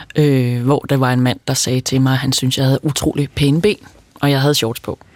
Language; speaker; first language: Danish; native; Danish